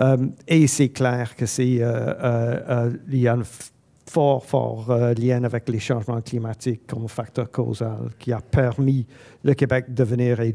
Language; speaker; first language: French; non-native, fluent; English